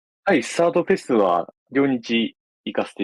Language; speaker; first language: Japanese; native; Japanese